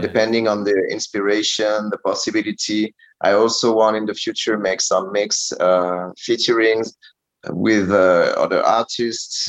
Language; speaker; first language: English; non-native, learner; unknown